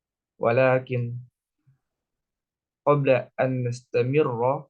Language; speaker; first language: Arabic; non-native, learner; Indonesian